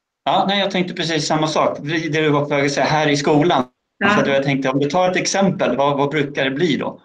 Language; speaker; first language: Swedish; native; Swedish